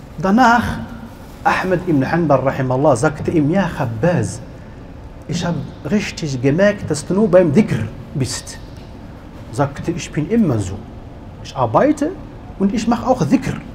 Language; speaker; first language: German; non-native, learner; Arabic